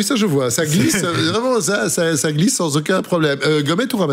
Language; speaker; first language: French; native; French